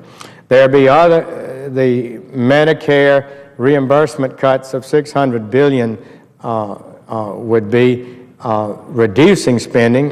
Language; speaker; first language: English; native; English